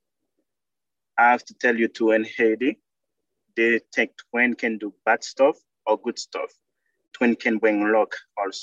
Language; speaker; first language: English; non-native, learner; Haitian Creole